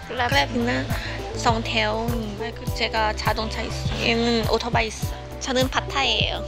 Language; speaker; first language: Korean; non-native, learner; Thai